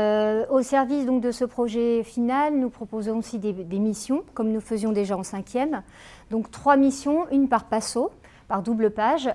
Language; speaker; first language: French; native; French